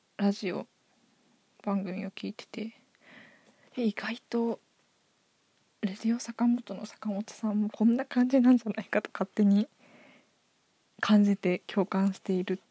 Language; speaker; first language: Japanese; native; Japanese